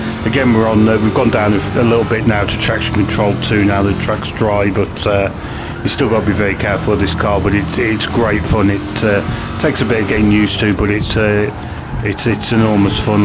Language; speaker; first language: English; native; English